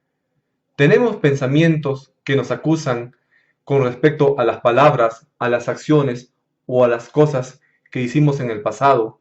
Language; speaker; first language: Spanish; native; Spanish